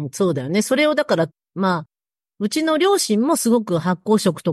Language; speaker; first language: Japanese; native; Japanese